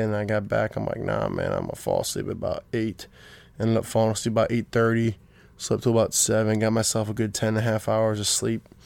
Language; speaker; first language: English; native; English